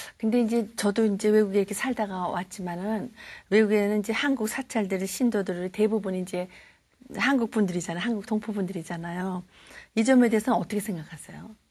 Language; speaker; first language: Korean; native; Korean